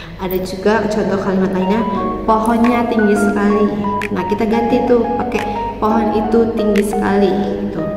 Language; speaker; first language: Indonesian; native; Indonesian